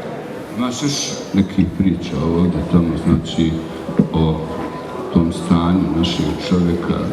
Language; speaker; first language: Bosnian; native; Bosnian